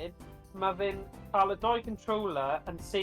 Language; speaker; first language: Welsh; native; Welsh